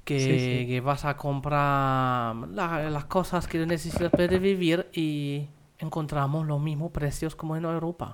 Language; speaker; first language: Spanish; non-native, fluent; German